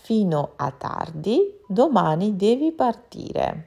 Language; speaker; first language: Italian; non-native, fluent; Georgian